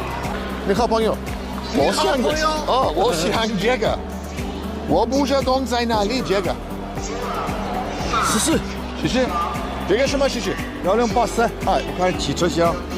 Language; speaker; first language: Chinese; non-native, learner; English